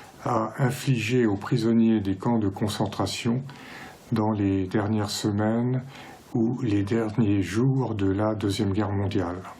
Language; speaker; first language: French; native; French